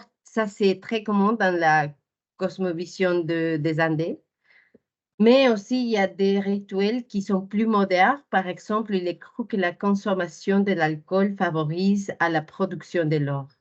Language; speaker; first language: French; non-native, fluent; Spanish